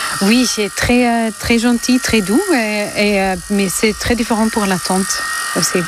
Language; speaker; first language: French; non-native, fluent; German